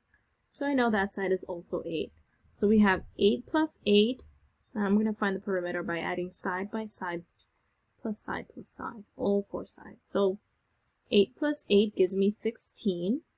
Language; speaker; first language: English; native; English